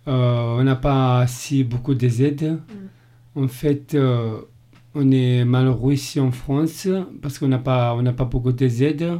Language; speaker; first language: French; non-native, fluent; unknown